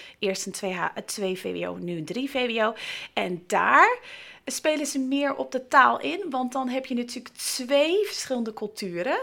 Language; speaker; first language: Dutch; non-native, fluent; English